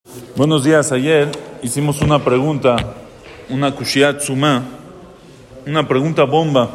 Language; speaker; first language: Spanish; native; Spanish